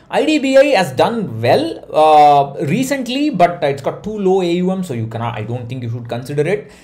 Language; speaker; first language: English; non-native, local second language; Tamil